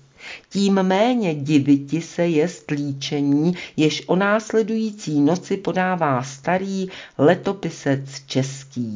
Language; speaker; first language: Czech; native; Czech